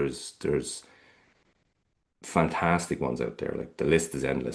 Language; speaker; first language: English; native; English